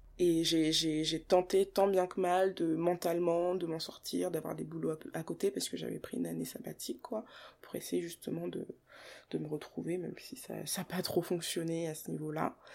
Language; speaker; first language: French; early bilingual, other home language; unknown